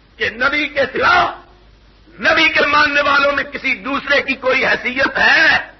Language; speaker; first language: Urdu; non-native, local second language; Punjabi